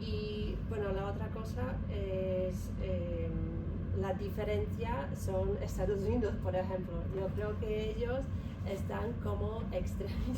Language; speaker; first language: Spanish; non-native, learner; Polish